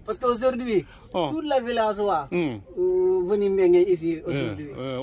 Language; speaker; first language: French; non-native, local second language; Wolof